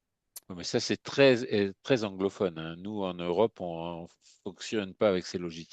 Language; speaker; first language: French; native; French